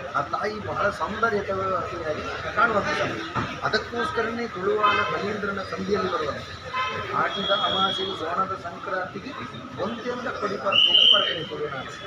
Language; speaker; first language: Kannada; non-native, local second language; Tulu